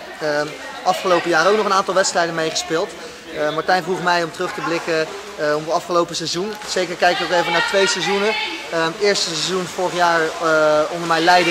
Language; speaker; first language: Dutch; native; Dutch